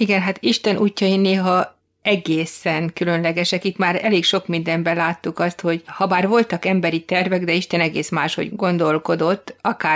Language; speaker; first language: Hungarian; native; Hungarian